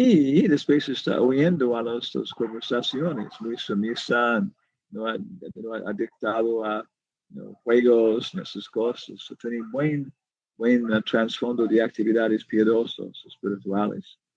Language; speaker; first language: Spanish; non-native, learner; English